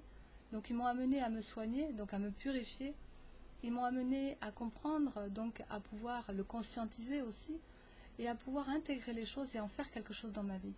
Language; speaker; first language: French; native; French